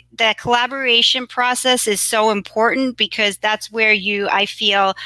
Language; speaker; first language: English; native; English